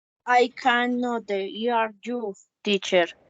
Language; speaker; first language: English; non-native, learner; Spanish